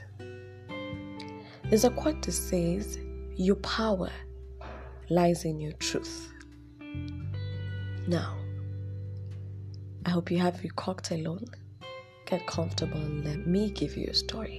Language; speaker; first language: English; non-native, local second language; Swahili